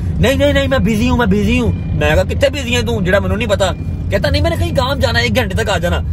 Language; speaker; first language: Urdu; non-native, local second language; Punjabi